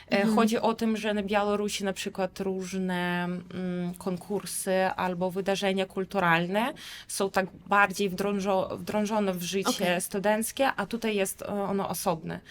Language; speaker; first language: Polish; non-native, fluent; Russian